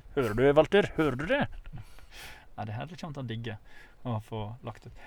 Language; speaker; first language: Norwegian; native; Norwegian